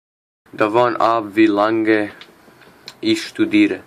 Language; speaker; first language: German; non-native, learner; English